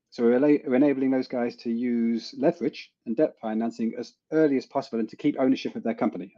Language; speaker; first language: English; native; English